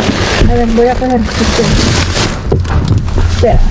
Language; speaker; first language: Spanish; non-native, learner; Filipino